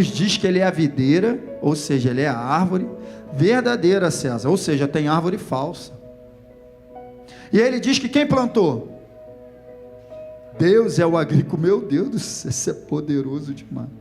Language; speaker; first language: Portuguese; native; Portuguese